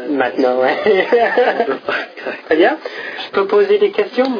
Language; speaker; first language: French; non-native, fluent; English